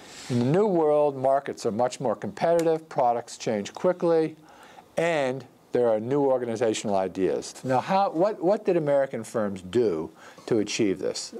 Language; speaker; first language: English; native; English